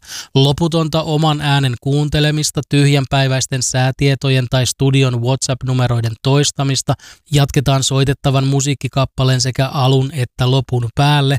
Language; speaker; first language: Finnish; native; Finnish